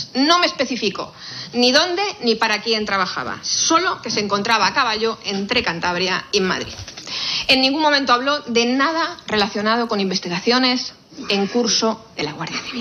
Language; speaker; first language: Spanish; native; Spanish